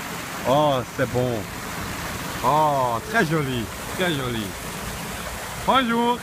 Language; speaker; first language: French; non-native, learner; Dutch